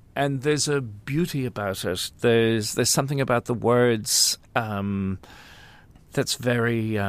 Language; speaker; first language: English; native; English